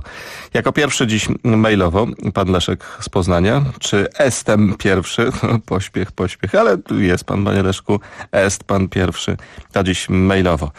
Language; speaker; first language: Polish; native; Polish